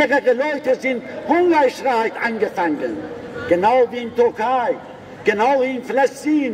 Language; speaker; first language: German; non-native, learner; Persian